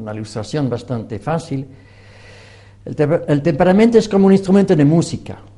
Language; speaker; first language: Spanish; non-native, fluent; French